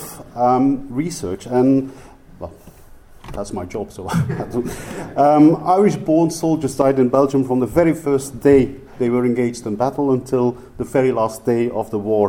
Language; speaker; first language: English; non-native, fluent; Dutch